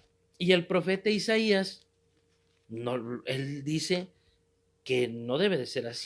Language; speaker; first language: Spanish; native; Spanish